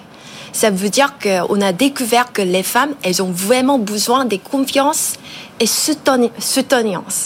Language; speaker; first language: French; non-native, learner; Korean